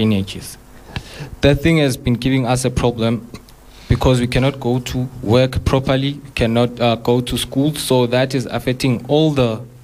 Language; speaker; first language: English; non-native, local second language; Zulu